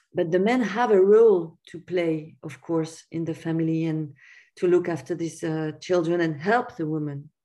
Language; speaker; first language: English; non-native, fluent; French